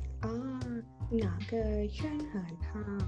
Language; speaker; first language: Chinese; non-native, learner; Indonesian